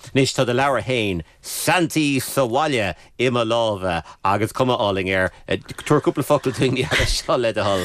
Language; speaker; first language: Irish; native; Irish